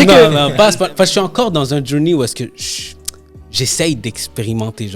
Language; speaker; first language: French; native; French